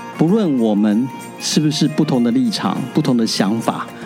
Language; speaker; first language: Chinese; native; Chinese